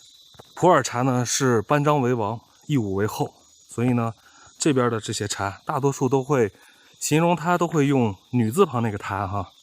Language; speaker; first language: Chinese; native; Chinese